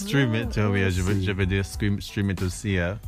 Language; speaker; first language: French; non-native, learner; English